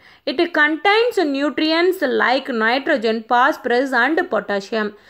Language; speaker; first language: English; non-native, local second language; Tamil